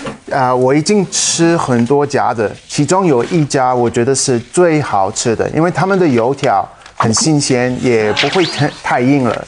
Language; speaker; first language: Chinese; non-native, fluent; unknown